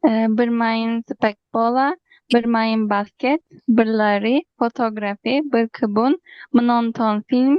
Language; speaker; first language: Indonesian; non-native, learner; Turkish